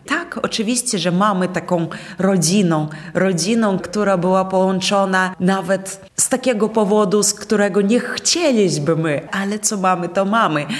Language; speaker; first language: Polish; non-native, fluent; Russian